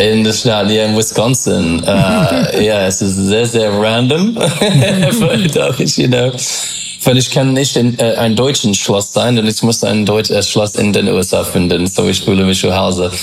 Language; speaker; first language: German; non-native, learner; English